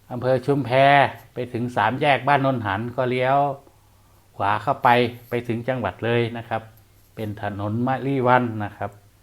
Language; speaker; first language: Thai; non-native, local second language; Northeastern Thai